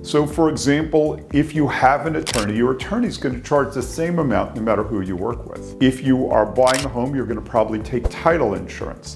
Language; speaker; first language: English; native; English